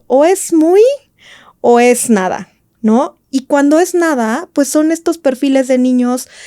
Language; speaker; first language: Spanish; native; Spanish